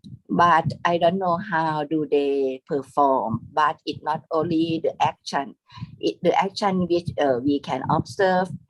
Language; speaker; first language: English; non-native, fluent; Thai